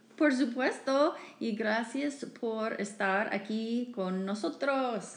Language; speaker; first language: Spanish; non-native, fluent; English